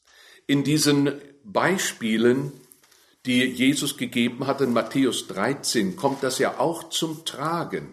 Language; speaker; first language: German; native; German